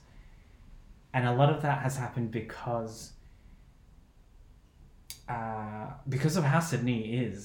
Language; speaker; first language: English; native; English